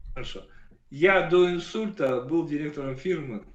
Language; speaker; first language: Russian; native; Russian